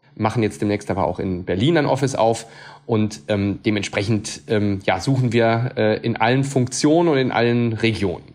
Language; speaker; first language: German; native; German